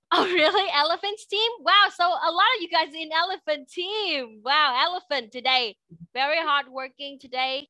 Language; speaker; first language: English; non-native, fluent; Vietnamese